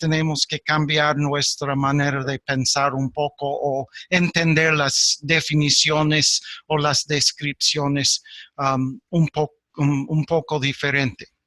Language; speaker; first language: Spanish; non-native, fluent; English